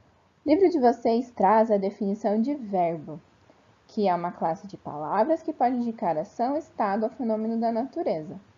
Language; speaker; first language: Portuguese; native; Portuguese